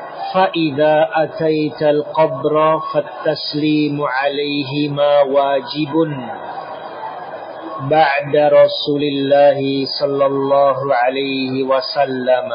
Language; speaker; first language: Arabic; non-native, fluent; Indonesian